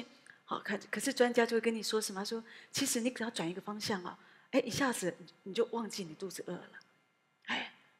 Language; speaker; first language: Chinese; native; Chinese